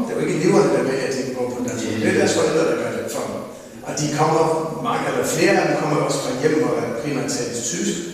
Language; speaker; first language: Danish; native; Danish